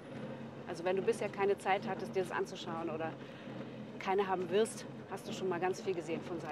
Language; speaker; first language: German; native; German